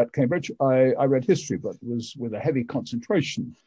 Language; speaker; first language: English; native; English